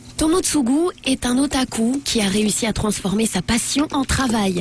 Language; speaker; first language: French; native; French